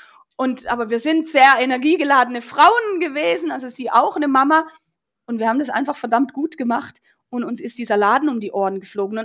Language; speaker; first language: German; native; German